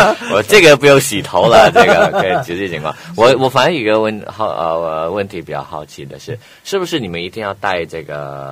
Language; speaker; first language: Chinese; native; Chinese